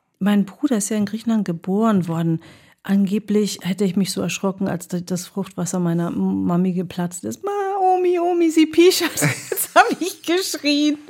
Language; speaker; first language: German; early bilingual, other home language; Greek